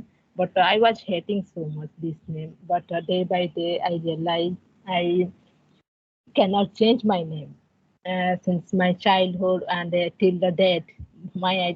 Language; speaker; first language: English; non-native, learner; Odia